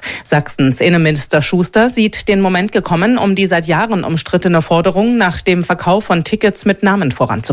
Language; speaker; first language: German; native; German